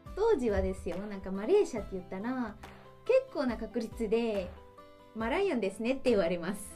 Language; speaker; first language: Japanese; non-native, fluent; Malay